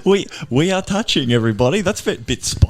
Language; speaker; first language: English; native; English